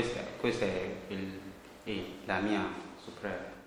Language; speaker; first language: Italian; non-native, learner; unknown